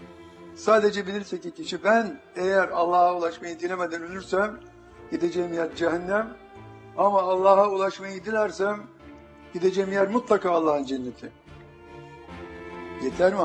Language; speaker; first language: Turkish; native; Turkish